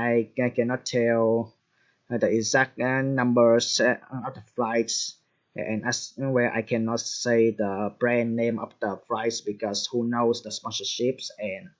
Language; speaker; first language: English; non-native, fluent; Vietnamese